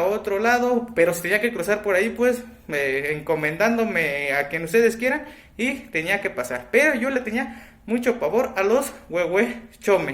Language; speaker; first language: Spanish; native; Spanish